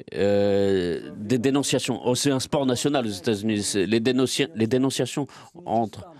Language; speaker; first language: French; non-native, fluent; Russian